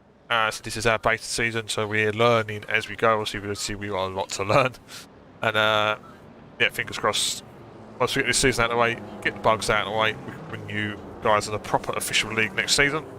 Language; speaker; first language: English; native; English